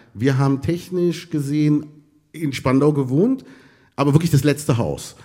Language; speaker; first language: German; early bilingual, other home language; Arabic